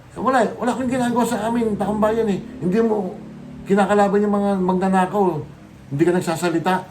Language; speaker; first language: Filipino; non-native, local second language; Bikol